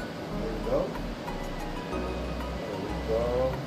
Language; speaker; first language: English; native; English